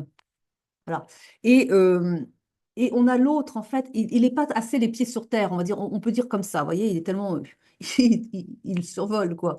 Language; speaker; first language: French; native; French